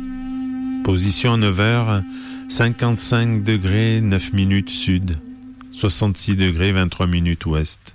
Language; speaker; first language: French; native; French